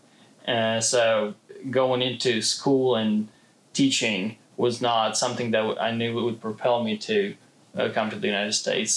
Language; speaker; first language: English; non-native, fluent; Ukrainian